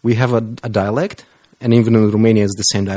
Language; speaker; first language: English; non-native, fluent; Romanian